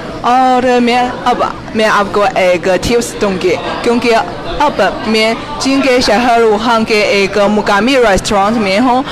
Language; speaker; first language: Hindi; non-native, fluent; Chinese